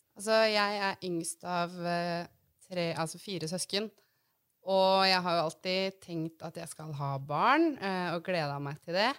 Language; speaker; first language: Norwegian; native; Norwegian